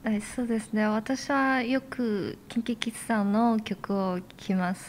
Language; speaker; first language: Japanese; non-native, fluent; Chinese